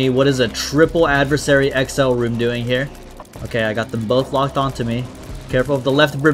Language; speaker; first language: English; native; English